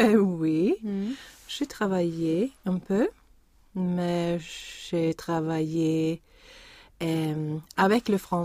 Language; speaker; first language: French; non-native, learner; Swedish